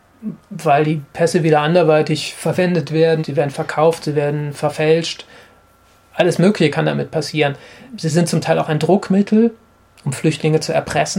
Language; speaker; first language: German; native; German